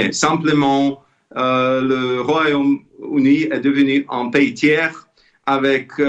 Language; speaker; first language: French; non-native, fluent; Slovak